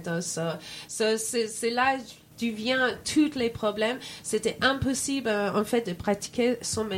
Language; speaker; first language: French; non-native, fluent; English